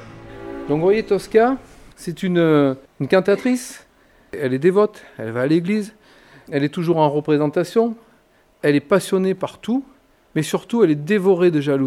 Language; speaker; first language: French; native; French